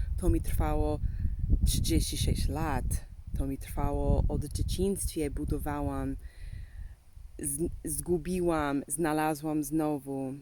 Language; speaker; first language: Polish; non-native, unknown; English